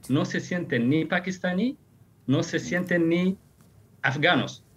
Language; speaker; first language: Spanish; non-native, fluent; Persian